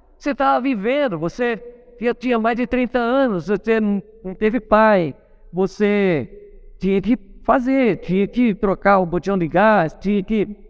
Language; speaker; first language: Portuguese; native; Portuguese